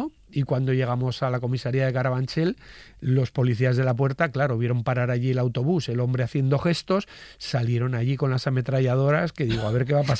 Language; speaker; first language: Spanish; native; Spanish